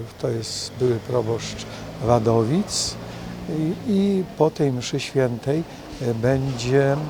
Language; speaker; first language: Polish; native; Polish